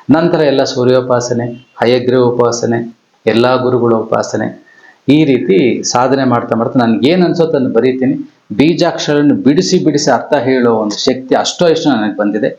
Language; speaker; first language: Kannada; non-native, local second language; Telugu